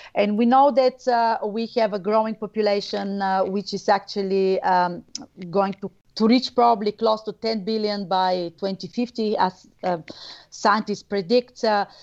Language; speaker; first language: English; non-native, fluent; Bulgarian